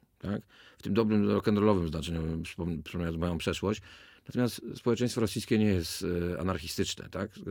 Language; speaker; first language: Polish; native; Polish